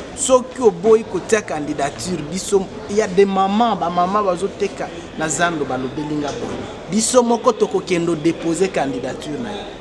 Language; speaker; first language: Lingala; non-native, local second language; Swahili